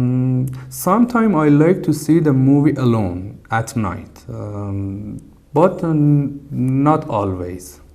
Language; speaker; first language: English; non-native, learner; Persian